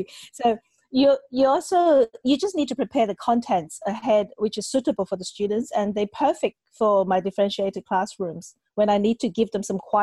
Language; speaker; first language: English; non-native, local second language; Cantonese